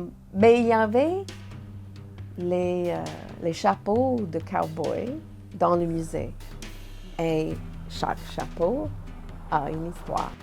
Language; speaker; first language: French; non-native, local second language; English